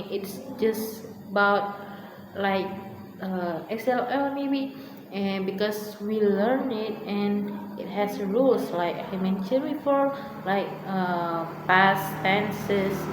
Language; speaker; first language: English; non-native, learner; Indonesian